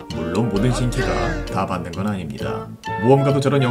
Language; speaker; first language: Korean; native; Korean